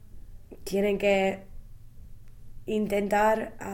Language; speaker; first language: Spanish; non-native, fluent; English